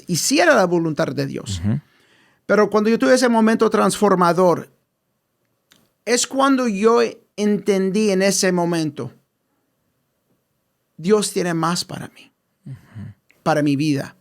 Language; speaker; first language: Spanish; early bilingual, heritage; English